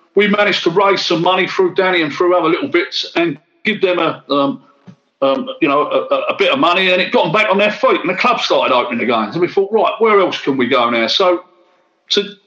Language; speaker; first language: English; native; English